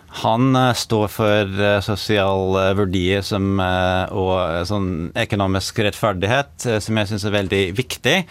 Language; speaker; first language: Norwegian; non-native, fluent; English